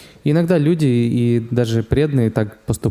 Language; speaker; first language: Russian; native; Russian